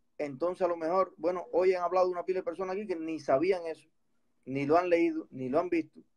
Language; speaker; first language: Spanish; native; Spanish